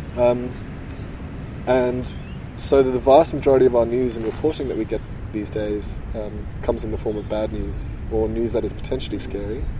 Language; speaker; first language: English; native; English